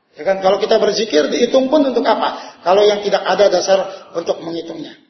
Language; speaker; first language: Indonesian; native; Indonesian